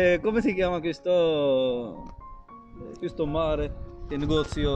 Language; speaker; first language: Italian; non-native, learner; Urdu